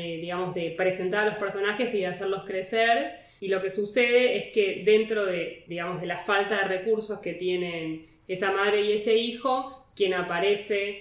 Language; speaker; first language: Spanish; native; Spanish